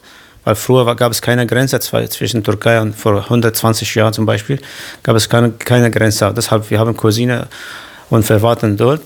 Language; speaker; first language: German; non-native, learner; Kurdish